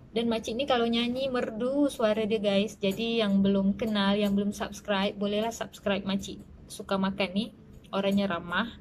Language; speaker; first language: Malay; native; Malay